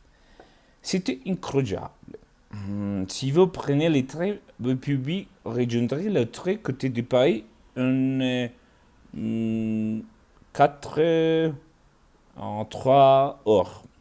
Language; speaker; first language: French; non-native, learner; Spanish